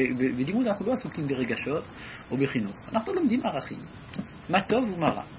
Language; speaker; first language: Hebrew; non-native, fluent; French